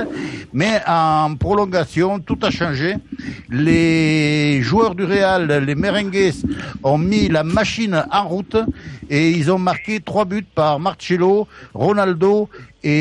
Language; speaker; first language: French; native; French